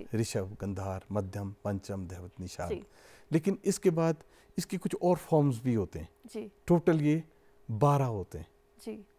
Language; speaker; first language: Hindi; native; Hindi